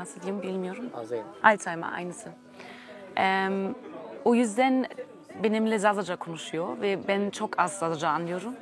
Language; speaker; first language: Turkish; early bilingual, heritage; German